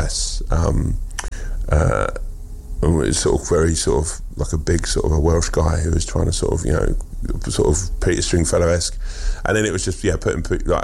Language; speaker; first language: English; native; English